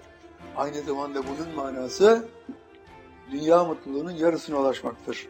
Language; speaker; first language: Turkish; native; Turkish